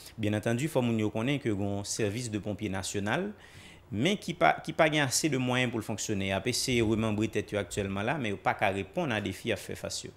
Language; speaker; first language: French; non-native, local second language; Haitian Creole